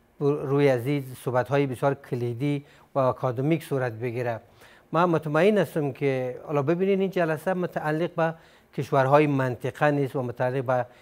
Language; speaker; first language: Persian; native; Persian